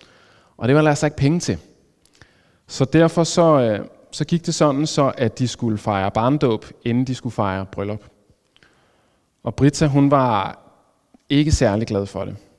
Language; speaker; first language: Danish; native; Danish